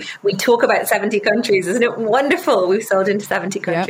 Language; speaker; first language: English; native; English